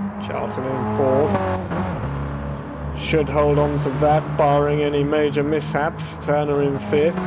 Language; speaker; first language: English; native; English